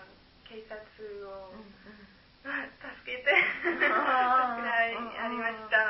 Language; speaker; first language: Japanese; non-native, learner; German